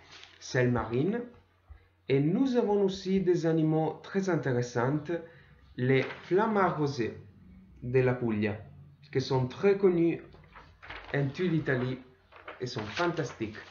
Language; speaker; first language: French; non-native, learner; Italian